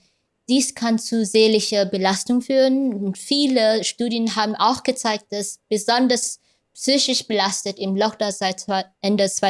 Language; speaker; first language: German; non-native, fluent; Vietnamese